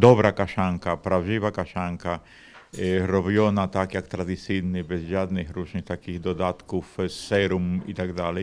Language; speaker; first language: Polish; non-native, fluent; Spanish